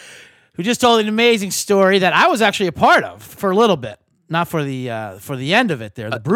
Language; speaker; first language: English; native; English